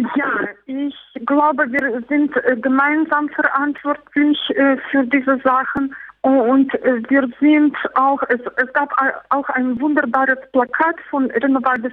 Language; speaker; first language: German; non-native, fluent; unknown